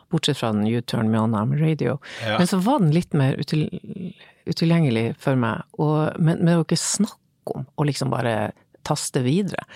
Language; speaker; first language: Norwegian; native; Norwegian